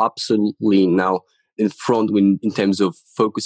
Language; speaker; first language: English; non-native, fluent; Polish